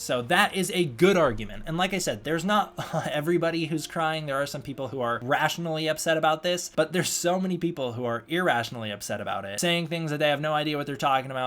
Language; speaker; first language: English; native; English